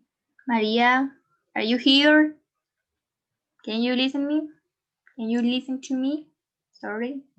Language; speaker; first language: English; non-native, learner; Spanish